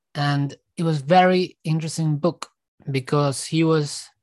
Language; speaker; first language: English; non-native, fluent; Spanish